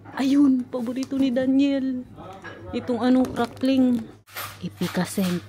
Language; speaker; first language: Filipino; non-native, local second language; Cebuano